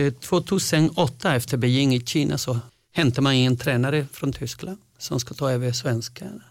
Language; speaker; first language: Swedish; non-native, fluent; Spanish